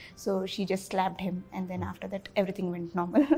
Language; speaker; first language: English; non-native, local second language; Bhojpuri